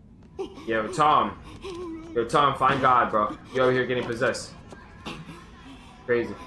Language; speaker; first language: English; native; English